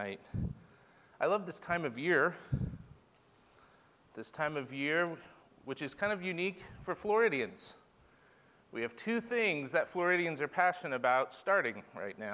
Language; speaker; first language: English; native; English